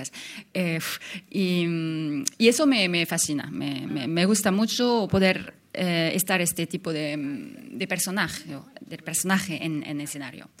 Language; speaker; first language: Spanish; non-native, fluent; French